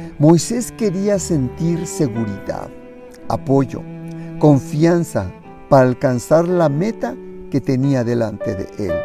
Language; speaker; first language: Spanish; native; Spanish